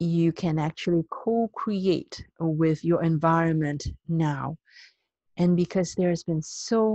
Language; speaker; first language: English; non-native, local second language; Cantonese